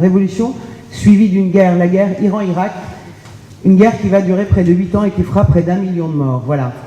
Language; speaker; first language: French; early bilingual, other home language; Persian